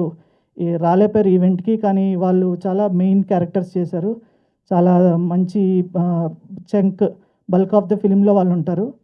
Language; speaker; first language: Telugu; native; Telugu